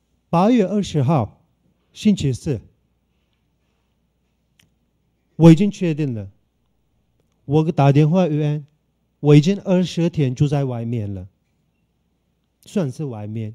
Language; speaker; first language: Chinese; non-native, fluent; Turkish